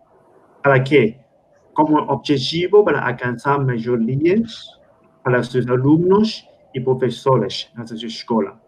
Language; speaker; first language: Portuguese; non-native, fluent; Spanish